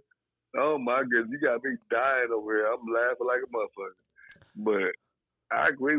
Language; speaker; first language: English; native; English